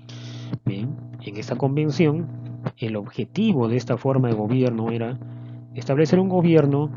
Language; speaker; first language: Spanish; native; Spanish